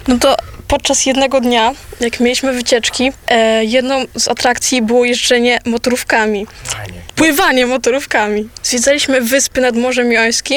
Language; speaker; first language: Polish; native; Polish